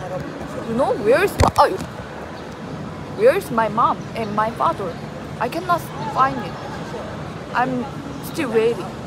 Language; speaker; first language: English; non-native, learner; Korean